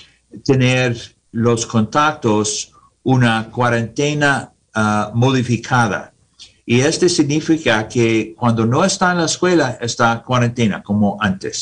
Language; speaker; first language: Spanish; non-native, learner; English